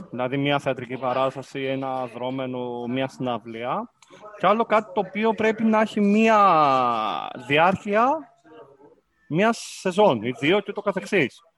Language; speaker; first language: Greek; native; Greek